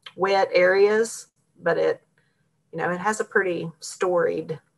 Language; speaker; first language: English; native; English